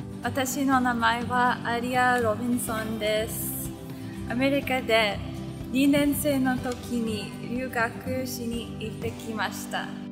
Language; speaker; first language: Japanese; non-native, fluent; English